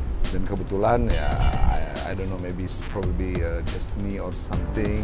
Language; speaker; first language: English; non-native, learner; Indonesian